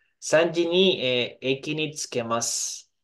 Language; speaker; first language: Japanese; non-native, fluent; Filipino